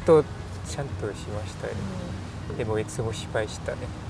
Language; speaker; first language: Japanese; non-native, learner; English